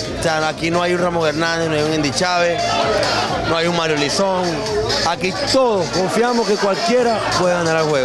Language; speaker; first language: Spanish; native; Spanish